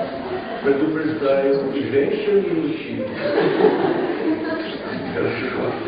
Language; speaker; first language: Russian; non-native, fluent; English